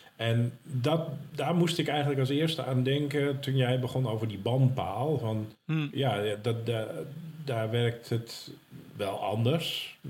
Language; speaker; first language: Dutch; native; Dutch